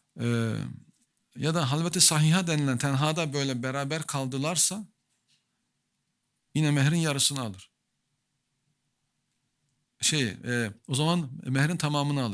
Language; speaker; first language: Turkish; native; Turkish